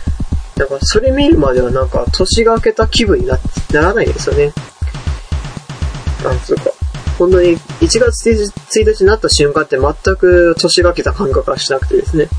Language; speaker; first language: Japanese; native; Japanese